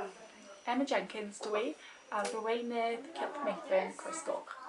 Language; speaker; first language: Welsh; non-native, learner; English